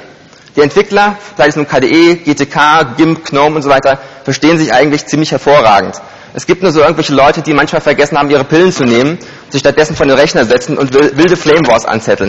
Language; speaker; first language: German; native; German